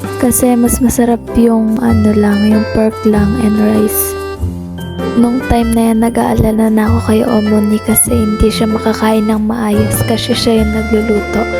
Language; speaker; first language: Filipino; native; Filipino